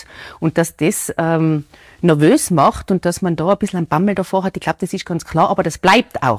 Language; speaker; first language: German; native; German